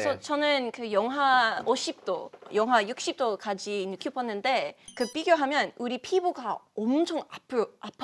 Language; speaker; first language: Korean; non-native, fluent; English